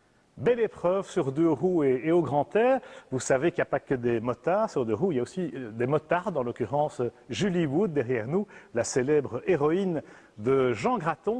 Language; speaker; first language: French; native; French